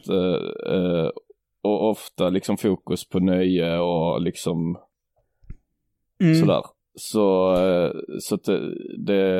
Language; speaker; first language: Swedish; native; Swedish